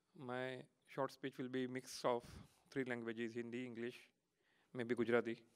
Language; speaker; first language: English; non-native, local second language; Gujarati